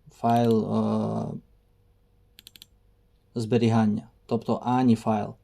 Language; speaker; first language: Ukrainian; native; Ukrainian